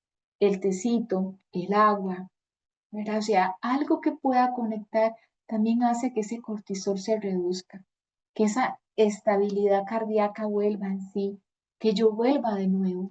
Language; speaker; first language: Spanish; native; Spanish